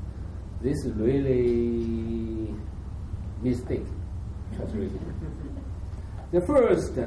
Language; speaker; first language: English; non-native, learner; Chinese